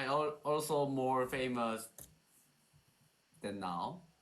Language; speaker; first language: English; non-native, learner; Korean